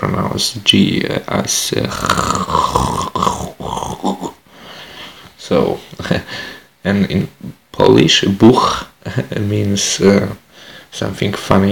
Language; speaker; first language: English; non-native, fluent; Polish